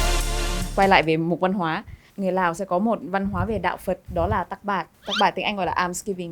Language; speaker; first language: Vietnamese; non-native, fluent; Lao